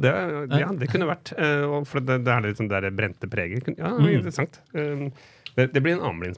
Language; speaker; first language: Norwegian; native; Norwegian